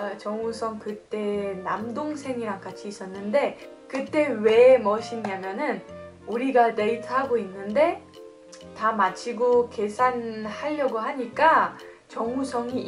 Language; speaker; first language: Korean; non-native, fluent; French